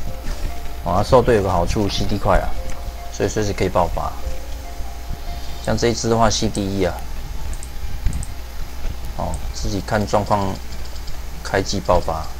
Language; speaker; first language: Chinese; native; Chinese